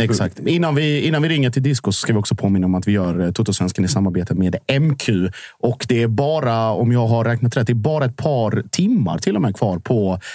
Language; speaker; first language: Swedish; native; Swedish